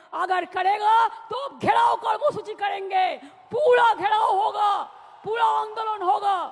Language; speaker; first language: Hindi; non-native, local second language; Bangla